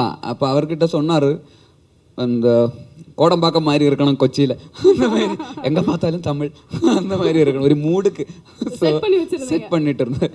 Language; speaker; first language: Tamil; non-native, learner; Malayalam